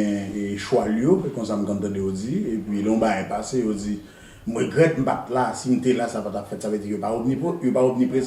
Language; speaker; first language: Haitian Creole; native; Haitian Creole